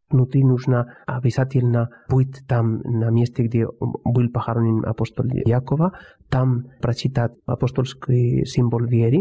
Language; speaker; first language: Russian; non-native, fluent; Spanish